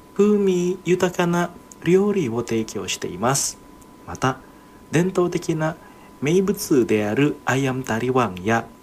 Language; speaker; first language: Japanese; non-native, fluent; Indonesian